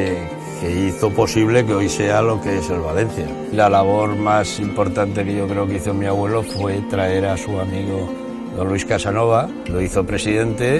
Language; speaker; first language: Spanish; native; Spanish